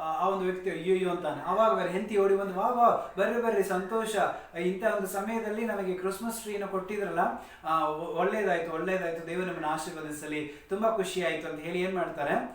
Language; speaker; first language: Kannada; non-native, local second language; Tamil